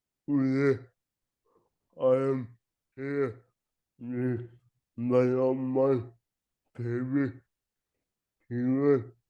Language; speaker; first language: English; non-native, learner; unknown